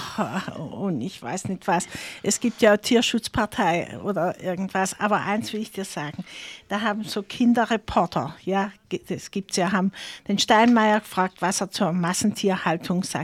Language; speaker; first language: German; native; German